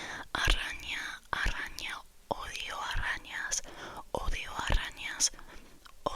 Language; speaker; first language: Spanish; non-native, learner; English